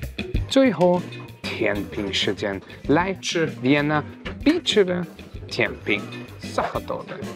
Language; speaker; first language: Chinese; non-native, fluent; German